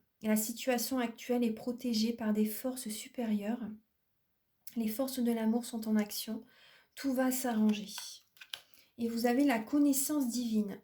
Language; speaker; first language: French; native; French